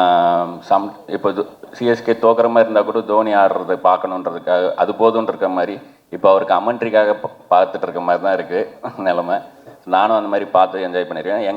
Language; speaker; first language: Tamil; native; Tamil